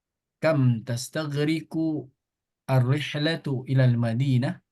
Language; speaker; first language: Arabic; non-native, learner; Indonesian